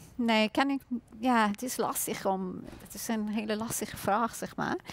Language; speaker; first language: Dutch; non-native, learner; Persian